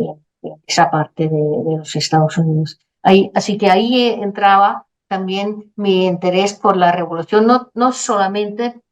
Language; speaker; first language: Spanish; non-native, fluent; Danish